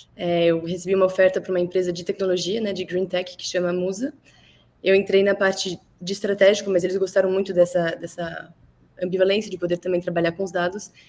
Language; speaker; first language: Portuguese; early bilingual, other home language; French